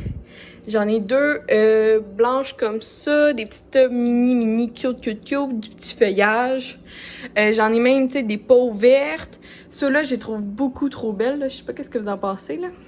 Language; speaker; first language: French; native; French